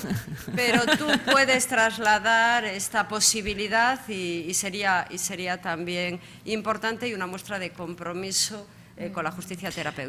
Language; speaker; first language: Spanish; native; Spanish